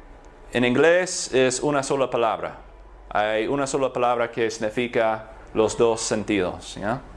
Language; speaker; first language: Spanish; non-native, fluent; English